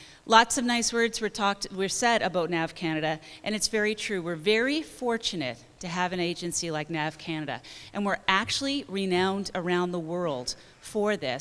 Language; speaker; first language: English; native; English